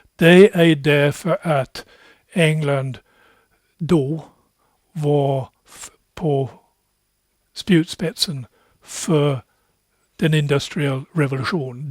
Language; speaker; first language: Swedish; non-native, fluent; English